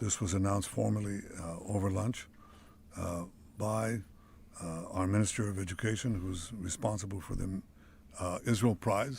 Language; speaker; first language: English; non-native, fluent; Hebrew